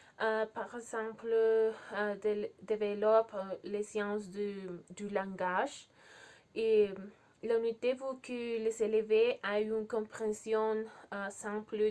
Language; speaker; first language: French; non-native, learner; Spanish